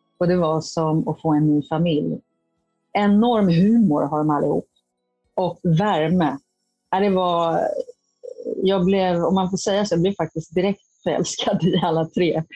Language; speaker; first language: Swedish; native; Swedish